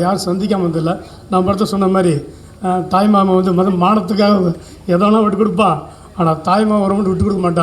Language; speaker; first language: Tamil; native; Tamil